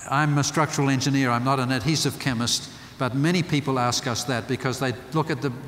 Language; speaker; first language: English; native; English